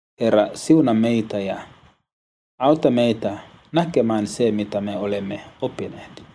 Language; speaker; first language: Finnish; non-native, learner; Swahili